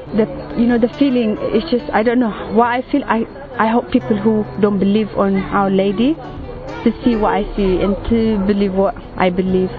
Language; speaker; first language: English; non-native, fluent; Tigrinya